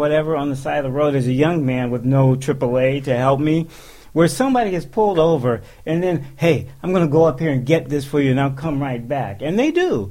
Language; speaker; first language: English; native; English